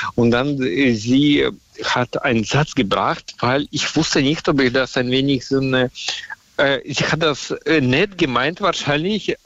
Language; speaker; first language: German; non-native, fluent; Russian